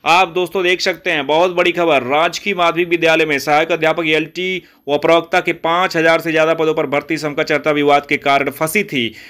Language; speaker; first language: Hindi; native; Hindi